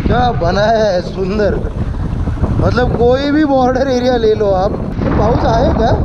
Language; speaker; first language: Hindi; non-native, local second language; Marathi